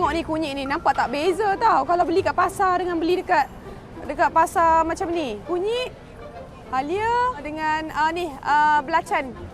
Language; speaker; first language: Malay; native; Malay